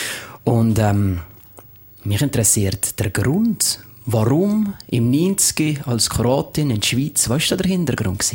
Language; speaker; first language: German; native; German